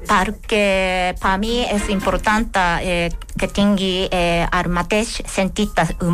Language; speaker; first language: Catalan; non-native, learner; Japanese